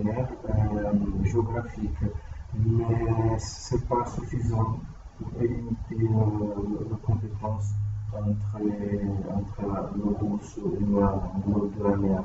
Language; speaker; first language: French; non-native, learner; Portuguese